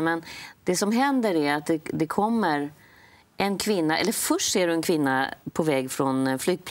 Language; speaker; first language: Swedish; native; Swedish